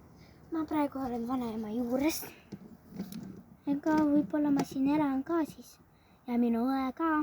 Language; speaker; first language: Estonian; non-native, local second language; Russian